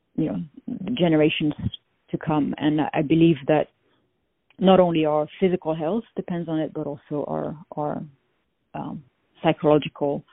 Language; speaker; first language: English; non-native, fluent; French